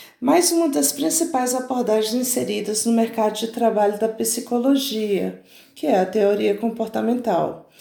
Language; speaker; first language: Portuguese; native; Portuguese